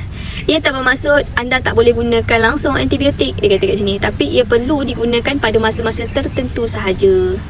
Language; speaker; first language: Malay; native; Malay